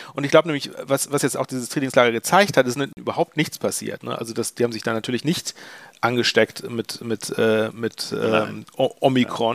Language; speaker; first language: German; native; German